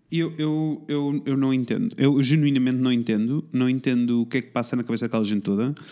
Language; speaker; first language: Portuguese; native; Portuguese